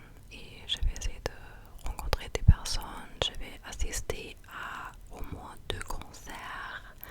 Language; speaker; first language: French; non-native, fluent; English